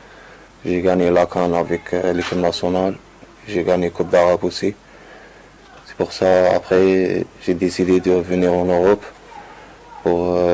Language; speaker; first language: French; non-native, local second language; Arabic